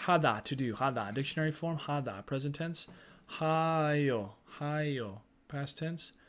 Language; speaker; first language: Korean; non-native, learner; English